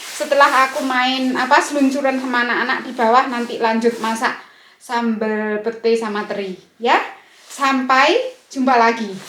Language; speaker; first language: Indonesian; native; Indonesian